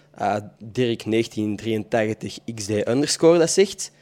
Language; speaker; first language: Dutch; native; Dutch